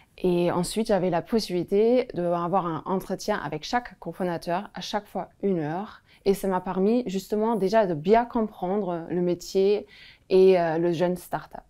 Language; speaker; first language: French; non-native, fluent; German